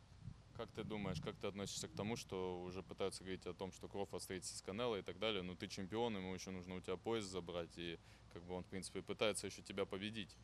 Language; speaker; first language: Russian; non-native, fluent; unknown